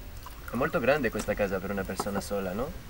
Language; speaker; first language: Italian; non-native, fluent; Spanish